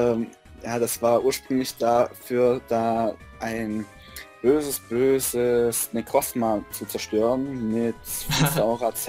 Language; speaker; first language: German; native; German